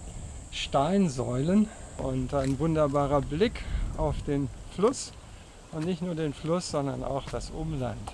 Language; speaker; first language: German; native; German